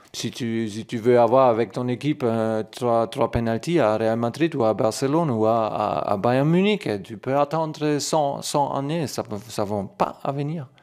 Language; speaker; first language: French; non-native, fluent; German